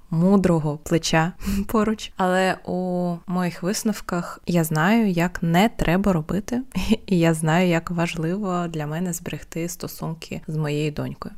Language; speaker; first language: Ukrainian; non-native, local second language; Russian